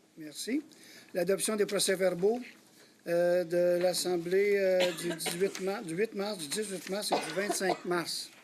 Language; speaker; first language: French; native; French